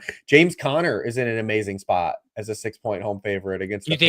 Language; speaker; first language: English; native; English